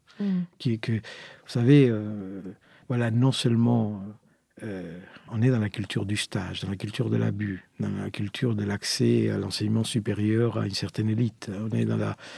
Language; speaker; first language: French; non-native, fluent; Spanish